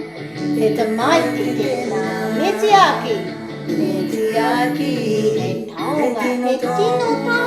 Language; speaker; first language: Māori; non-native, fluent; English